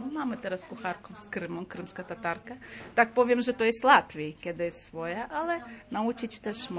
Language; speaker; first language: Polish; non-native, fluent; Crimean Tatar